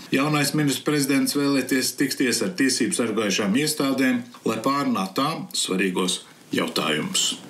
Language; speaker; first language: Latvian; early bilingual, heritage; Latvian